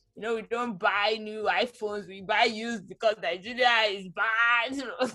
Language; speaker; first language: English; non-native, local second language; Yoruba